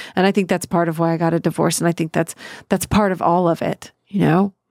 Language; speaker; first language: English; native; English